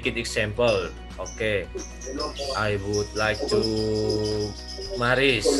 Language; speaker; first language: English; non-native, learner; Indonesian